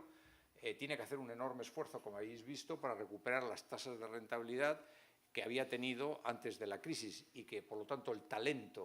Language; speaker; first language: Spanish; native; Spanish